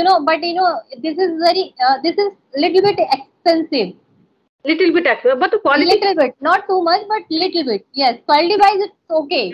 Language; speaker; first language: English; non-native, local second language; Hindi